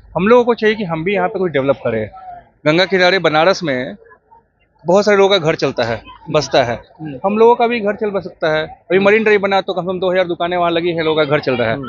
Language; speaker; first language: Hindi; native; Hindi